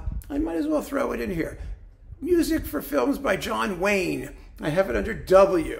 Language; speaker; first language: English; native; English